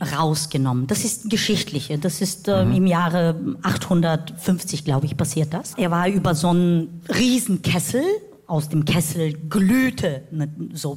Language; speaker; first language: German; non-native, fluent; Bulgarian